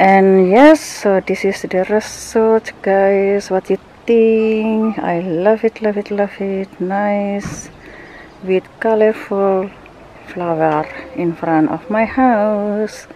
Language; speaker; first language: English; non-native, learner; Indonesian